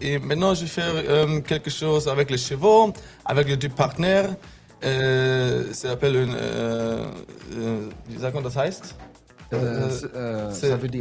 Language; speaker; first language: French; non-native, learner; German